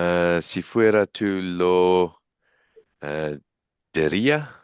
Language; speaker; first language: Spanish; non-native, learner; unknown